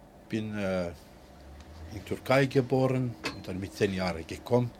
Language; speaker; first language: German; early bilingual, other home language; Turkish